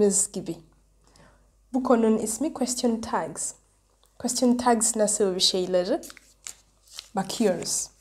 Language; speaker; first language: Turkish; non-native, learner; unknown